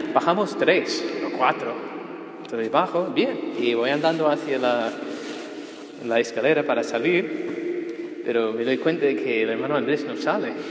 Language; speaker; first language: Spanish; non-native, fluent; English